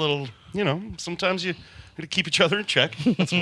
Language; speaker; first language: English; native; English